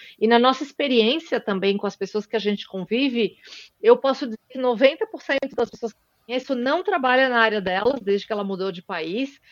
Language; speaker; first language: Portuguese; native; Portuguese